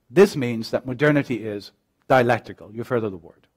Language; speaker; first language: English; native; English